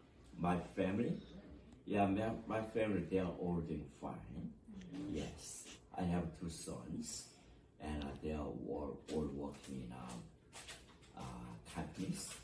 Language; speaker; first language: English; non-native, fluent; Korean